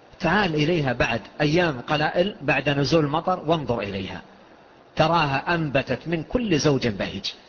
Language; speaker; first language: Arabic; native; Arabic